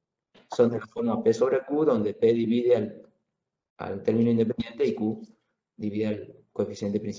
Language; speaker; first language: Spanish; native; Spanish